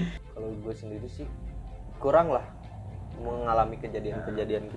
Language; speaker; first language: Indonesian; native; Indonesian